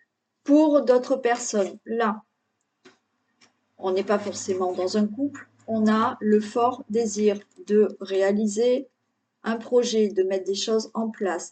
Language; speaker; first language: French; native; French